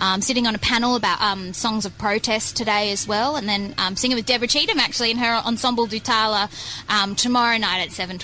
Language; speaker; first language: English; native; English